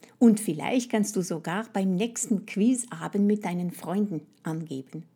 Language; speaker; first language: German; non-native, fluent; French